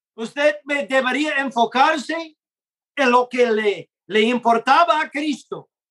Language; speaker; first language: Spanish; non-native, fluent; English